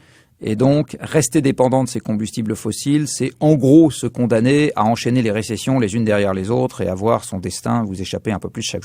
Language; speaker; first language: French; native; French